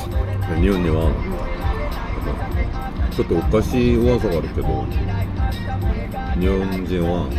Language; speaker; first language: Japanese; non-native, fluent; Korean